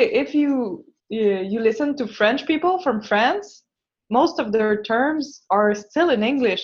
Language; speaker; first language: English; non-native, fluent; French